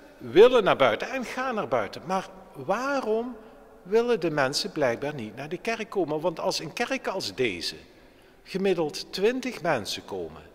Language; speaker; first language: Dutch; native; Dutch